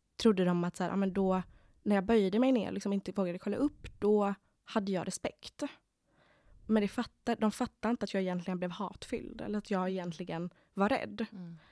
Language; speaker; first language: Swedish; early bilingual, other home language; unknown